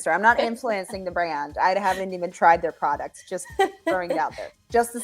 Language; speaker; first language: English; non-native, fluent; Finnish